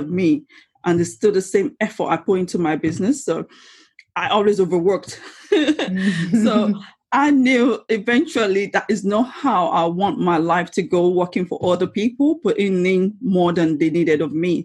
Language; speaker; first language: English; non-native, local second language; Yoruba